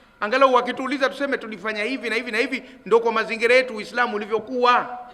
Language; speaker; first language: Swahili; native; Swahili